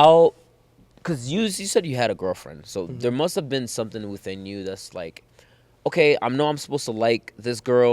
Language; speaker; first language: English; native; English